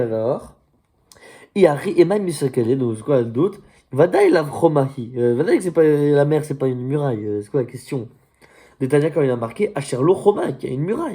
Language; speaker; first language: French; native; French